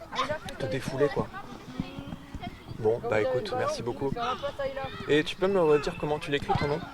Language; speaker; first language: French; native; French